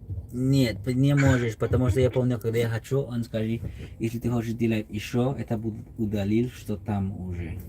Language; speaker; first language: Russian; non-native, learner; English